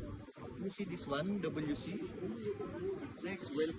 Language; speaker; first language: English; non-native, local second language; Filipino